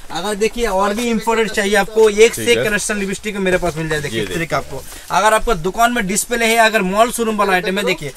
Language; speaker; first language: Hindi; non-native, local second language; Bangla